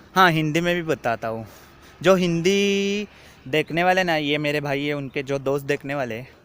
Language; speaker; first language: Hindi; non-native, local second language; Marathi